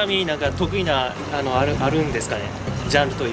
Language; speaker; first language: Japanese; native; Japanese